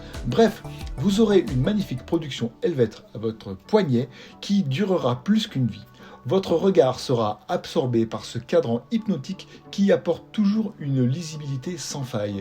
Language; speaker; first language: French; native; French